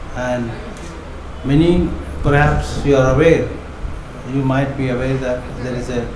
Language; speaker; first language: English; non-native, local second language; Tamil